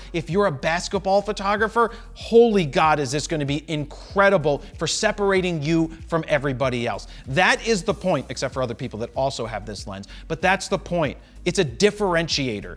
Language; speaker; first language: English; native; English